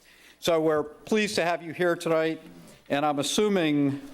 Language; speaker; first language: English; native; English